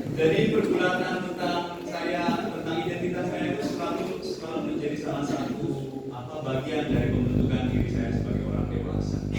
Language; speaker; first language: Indonesian; early bilingual, heritage; English